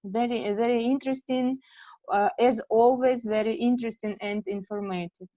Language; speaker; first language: English; non-native, learner; Russian